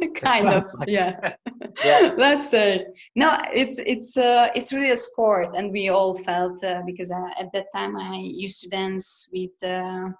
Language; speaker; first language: English; non-native, fluent; Hungarian